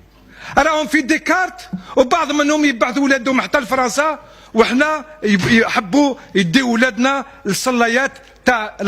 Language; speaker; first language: Arabic; non-native, local second language; Kabyle